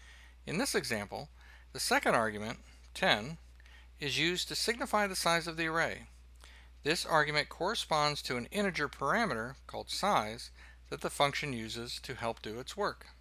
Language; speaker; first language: English; native; English